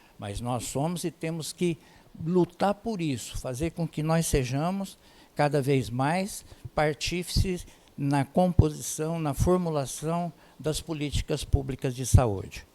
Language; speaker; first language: Portuguese; native; Portuguese